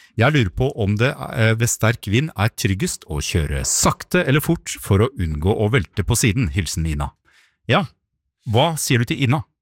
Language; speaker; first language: Norwegian; native; Norwegian